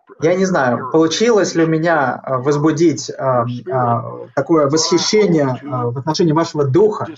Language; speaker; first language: Russian; native; Russian